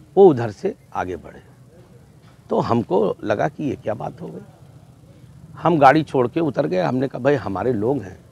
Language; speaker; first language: Hindi; native; Hindi